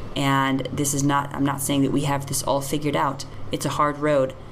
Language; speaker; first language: English; native; English